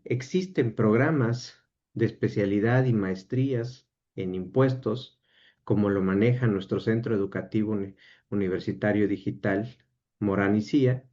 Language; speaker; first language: Spanish; native; Spanish